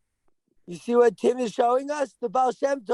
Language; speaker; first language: English; native; English